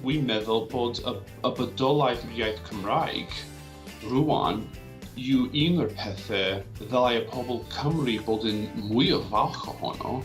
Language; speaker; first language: Welsh; non-native, fluent; English